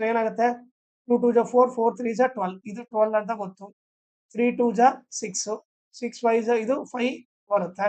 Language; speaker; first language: Kannada; native; Kannada